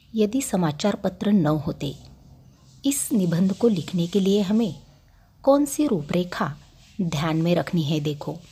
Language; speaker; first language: Hindi; non-native, local second language; Marathi